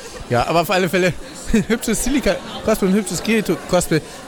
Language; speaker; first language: German; native; German